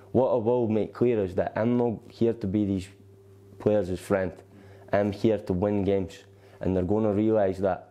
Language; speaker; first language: English; native; English